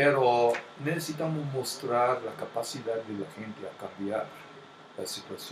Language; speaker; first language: Spanish; non-native, fluent; English